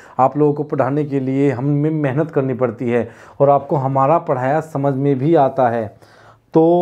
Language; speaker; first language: Hindi; native; Hindi